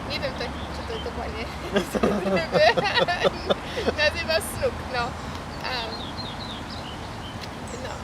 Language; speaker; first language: Polish; non-native, learner; Afrikaans